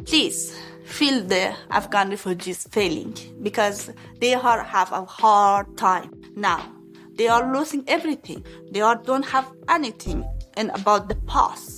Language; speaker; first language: English; non-native, learner; Pashto